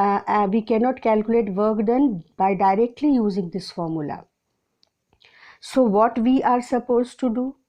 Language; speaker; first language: English; non-native, local second language; Hindi